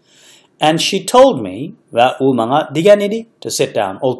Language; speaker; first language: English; non-native, fluent; Uyghur